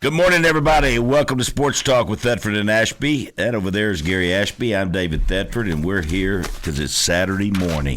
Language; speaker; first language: English; native; English